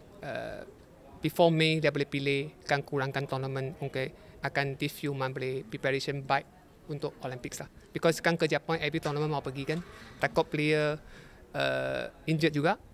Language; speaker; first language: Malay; non-native, local second language; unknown